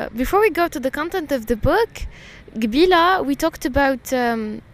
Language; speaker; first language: English; non-native, fluent; Arabic